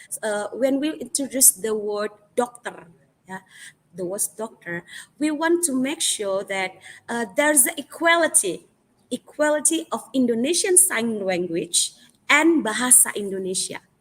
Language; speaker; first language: English; non-native, fluent; Indonesian